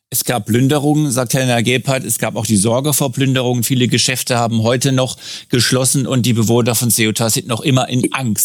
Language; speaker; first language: German; native; German